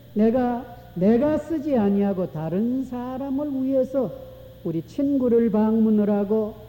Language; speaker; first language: Korean; native; Korean